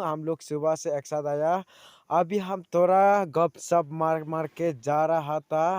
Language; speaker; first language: Hindi; non-native, local second language; Chakma